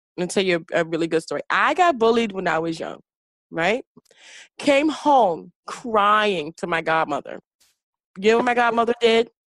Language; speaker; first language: English; native; English